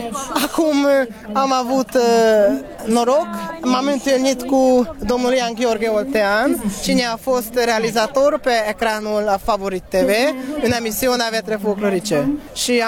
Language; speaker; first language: Romanian; non-native, learner; Hungarian